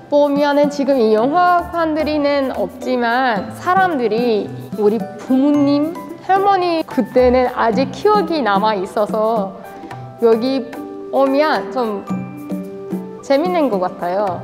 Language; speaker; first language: Korean; non-native, fluent; Persian